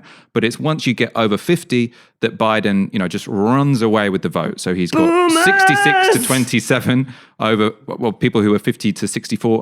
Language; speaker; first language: English; native; English